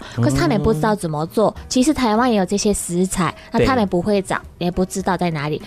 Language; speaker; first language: Chinese; non-native, fluent; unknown